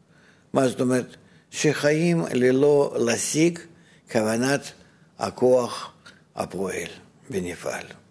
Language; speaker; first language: Hebrew; non-native, fluent; Russian